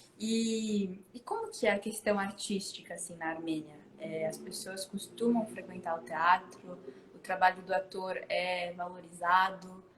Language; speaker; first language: Portuguese; native; Portuguese